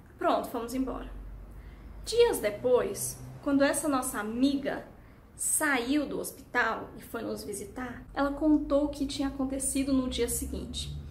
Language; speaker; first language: Portuguese; early bilingual, heritage; Portuguese